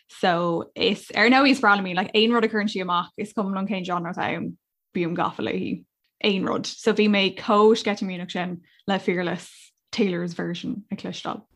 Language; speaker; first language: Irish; non-native, local second language; English